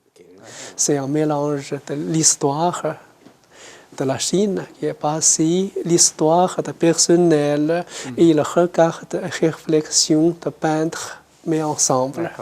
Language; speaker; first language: French; non-native, fluent; Chinese